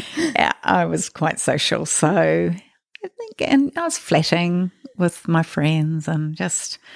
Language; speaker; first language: English; native; English